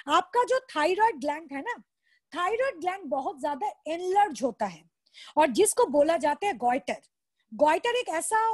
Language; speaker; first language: Hindi; non-native, local second language; Bangla